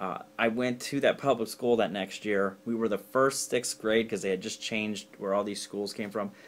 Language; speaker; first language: English; native; English